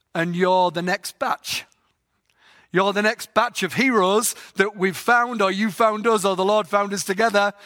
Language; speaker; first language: English; native; English